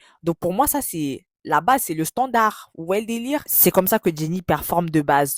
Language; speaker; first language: French; native; French